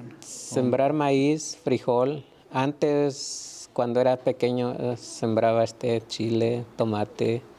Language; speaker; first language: Spanish; native; Spanish